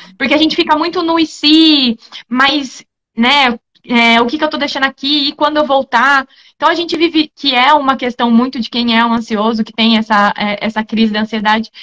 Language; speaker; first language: Portuguese; native; Portuguese